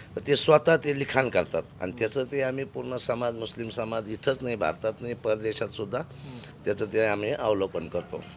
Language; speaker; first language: Marathi; non-native, local second language; Urdu